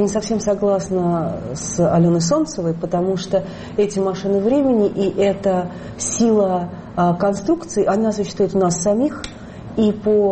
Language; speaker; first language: Russian; native; Russian